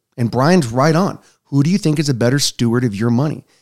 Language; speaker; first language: English; native; English